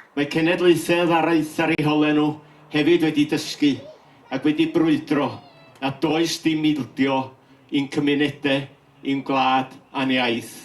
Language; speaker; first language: Welsh; native; Welsh